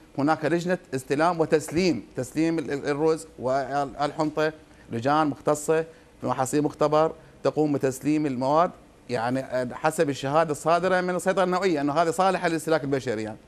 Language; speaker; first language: Arabic; native; Arabic